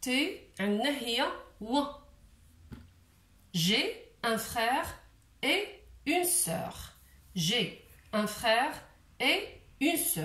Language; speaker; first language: French; non-native, local second language; Arabic